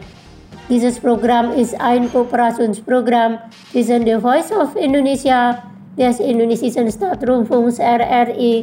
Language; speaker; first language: German; non-native, fluent; Indonesian